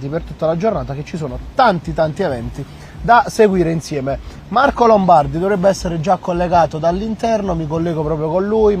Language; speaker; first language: Italian; native; Italian